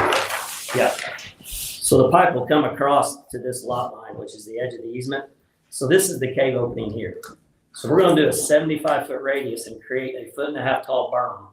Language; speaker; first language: English; native; English